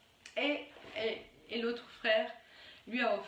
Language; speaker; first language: French; native; French